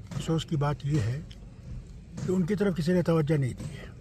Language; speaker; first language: Urdu; native; Urdu